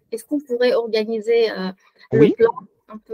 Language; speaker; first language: French; non-native, fluent; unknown